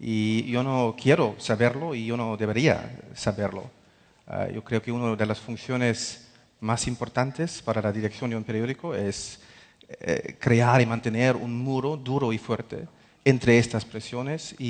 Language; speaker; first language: Spanish; non-native, fluent; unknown